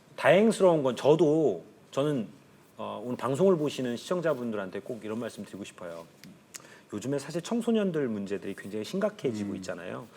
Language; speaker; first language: Korean; native; Korean